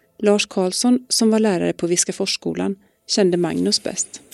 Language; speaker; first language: Swedish; native; Swedish